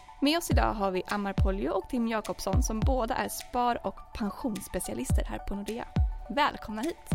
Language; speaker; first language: Swedish; native; Swedish